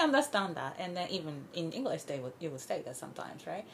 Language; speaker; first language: English; non-native, fluent; Japanese